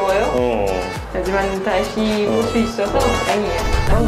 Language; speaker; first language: Korean; non-native, learner; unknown